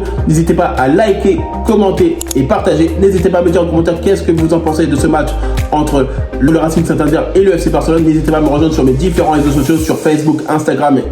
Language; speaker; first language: French; native; French